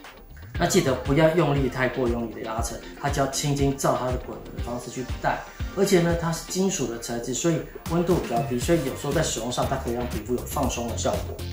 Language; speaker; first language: Chinese; native; Chinese